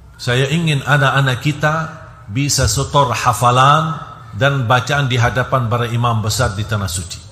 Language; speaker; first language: Indonesian; non-native, fluent; Arabic